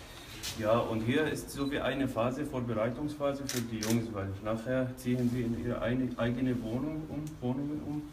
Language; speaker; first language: German; non-native, fluent; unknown